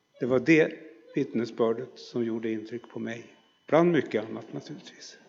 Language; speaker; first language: Swedish; native; Swedish